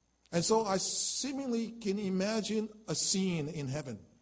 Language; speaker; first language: English; non-native, local second language; Chinese